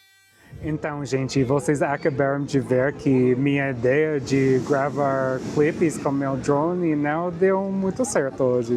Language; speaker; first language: Portuguese; non-native, fluent; English